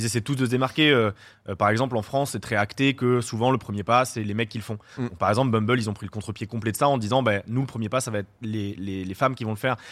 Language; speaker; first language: French; native; French